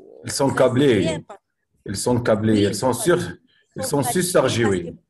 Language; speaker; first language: French; non-native, fluent; Arabic